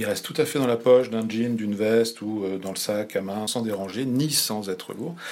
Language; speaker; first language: French; native; French